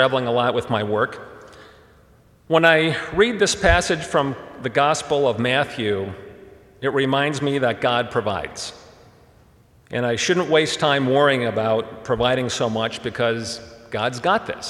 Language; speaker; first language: English; early bilingual, other home language; German